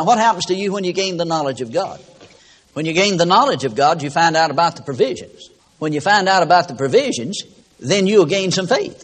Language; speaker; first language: English; native; English